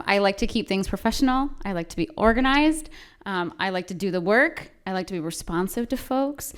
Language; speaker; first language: English; native; English